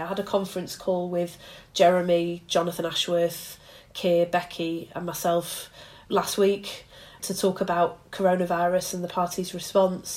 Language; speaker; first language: English; native; English